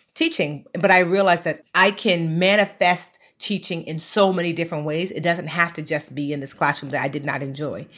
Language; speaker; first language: English; early bilingual, other home language; Yoruba